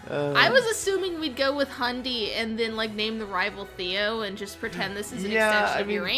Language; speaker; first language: English; native; English